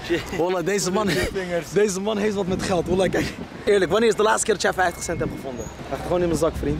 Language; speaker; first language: Dutch; native; Dutch